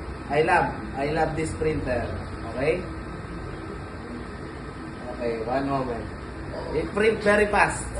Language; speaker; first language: English; non-native, local second language; Filipino